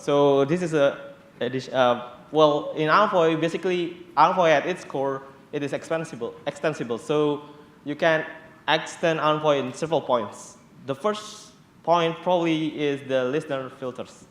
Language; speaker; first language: English; non-native, fluent; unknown